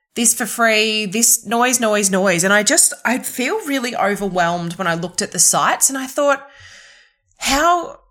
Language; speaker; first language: English; native; English